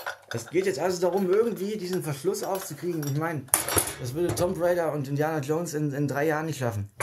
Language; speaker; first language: German; native; German